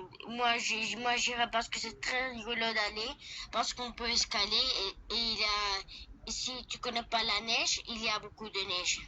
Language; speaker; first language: French; non-native, learner; Spanish